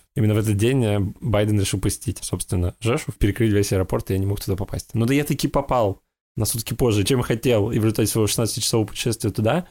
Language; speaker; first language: Russian; native; Russian